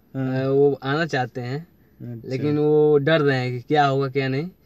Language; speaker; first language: Hindi; native; Hindi